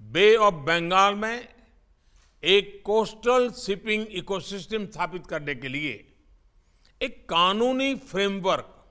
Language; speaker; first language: Hindi; native; Hindi